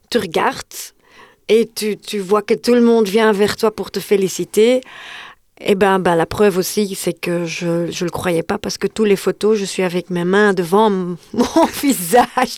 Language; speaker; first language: French; non-native, local second language; Dutch